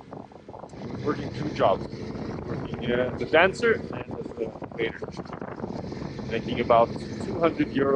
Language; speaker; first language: English; non-native, fluent; Norwegian